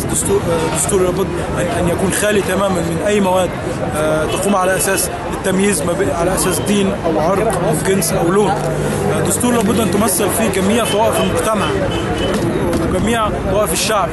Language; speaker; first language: Arabic; native; Arabic